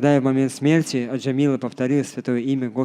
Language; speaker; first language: Russian; native; Russian